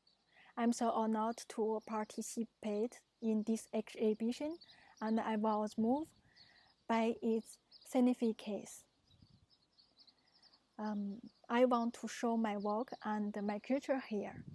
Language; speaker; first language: English; non-native, fluent; Chinese